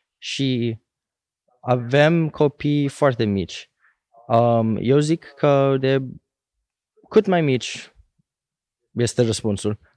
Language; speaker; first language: Romanian; early bilingual, heritage; Romanian